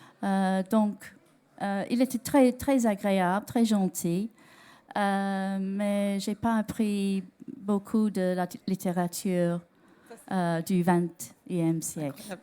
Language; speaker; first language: French; non-native, learner; English